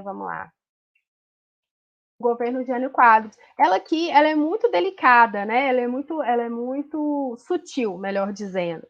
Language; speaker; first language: Portuguese; native; Portuguese